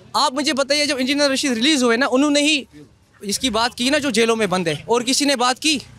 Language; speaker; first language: Hindi; native; Hindi